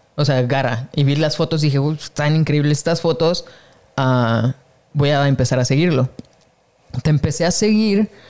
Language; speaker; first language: Spanish; native; Spanish